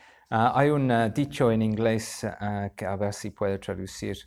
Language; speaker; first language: Spanish; non-native, fluent; English